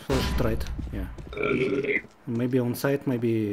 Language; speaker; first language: English; non-native, learner; Russian